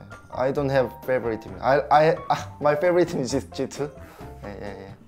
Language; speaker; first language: English; non-native, learner; Korean